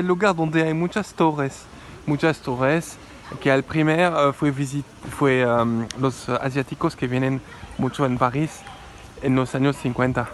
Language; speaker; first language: Spanish; non-native, fluent; French